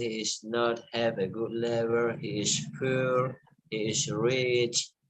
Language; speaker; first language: English; non-native, learner; Indonesian